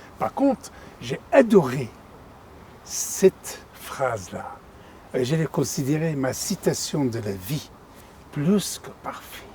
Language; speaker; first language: French; non-native, fluent; Arabic